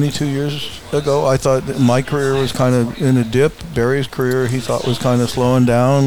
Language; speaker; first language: English; native; English